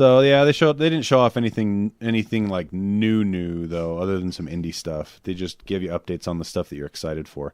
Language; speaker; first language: English; native; English